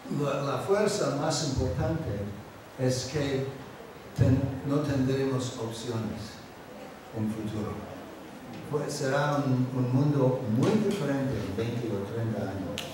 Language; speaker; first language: Spanish; non-native, fluent; English